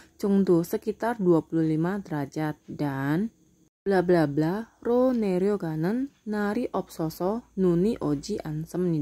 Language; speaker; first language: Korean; non-native, fluent; Indonesian